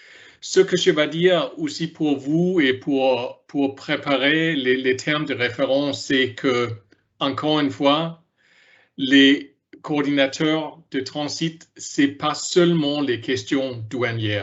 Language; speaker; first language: French; non-native, learner; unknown